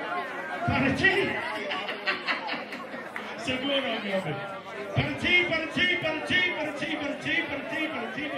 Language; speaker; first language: Spanish; non-native, learner; English